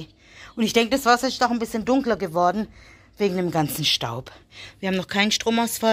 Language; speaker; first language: German; native; German